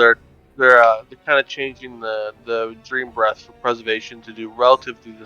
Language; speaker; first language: English; native; English